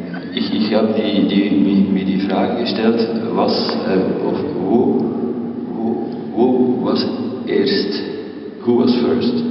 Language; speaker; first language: German; non-native, learner; Dutch